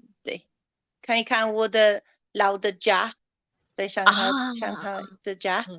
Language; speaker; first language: Chinese; non-native, learner; English